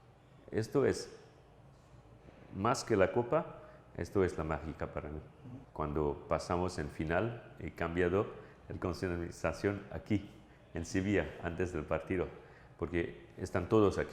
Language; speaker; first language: Spanish; non-native, fluent; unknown